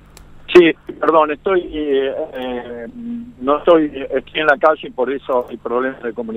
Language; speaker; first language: Spanish; native; Spanish